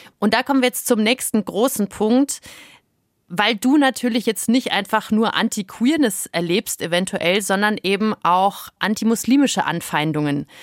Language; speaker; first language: German; native; German